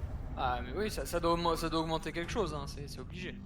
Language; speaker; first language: French; native; French